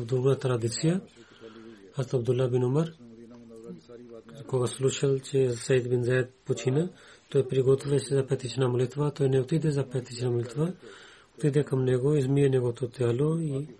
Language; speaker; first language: Bulgarian; non-native, learner; Urdu